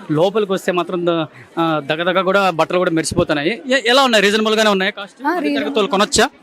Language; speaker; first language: Telugu; native; Telugu